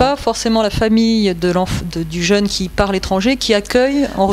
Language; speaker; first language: French; native; French